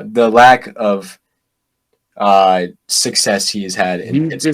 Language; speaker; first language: English; native; English